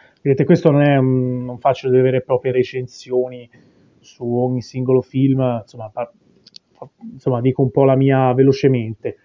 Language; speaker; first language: Italian; native; Italian